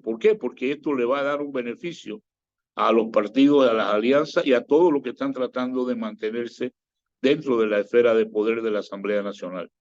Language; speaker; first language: Spanish; native; Spanish